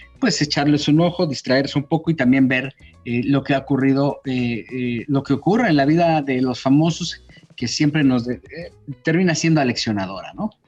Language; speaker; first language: Spanish; native; Spanish